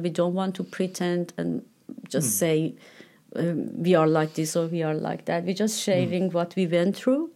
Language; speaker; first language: English; non-native, fluent; Persian